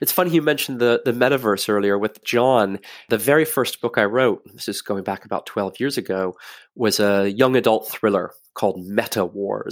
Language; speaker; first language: English; native; English